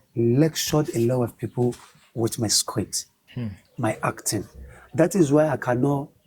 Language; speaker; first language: English; non-native, local second language; Yoruba